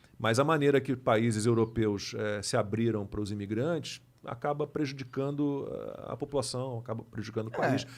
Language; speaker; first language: Portuguese; native; Portuguese